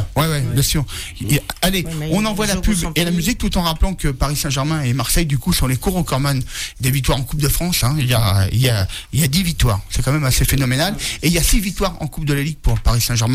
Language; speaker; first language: French; native; French